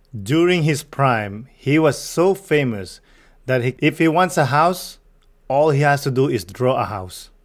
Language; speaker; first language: English; non-native, local second language; Filipino